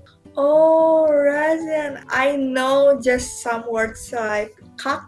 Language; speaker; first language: English; non-native, learner; Indonesian